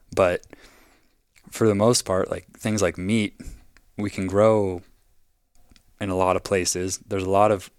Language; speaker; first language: English; native; English